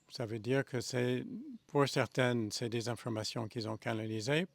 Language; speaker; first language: French; non-native, fluent; English